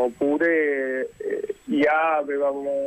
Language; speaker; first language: Italian; non-native, fluent; Spanish